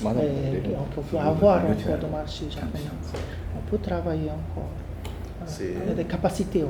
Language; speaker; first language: French; non-native, learner; Japanese